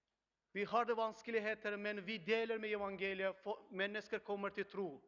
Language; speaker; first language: Swedish; non-native, learner; Turkmen